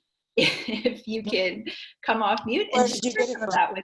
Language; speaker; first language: English; native; English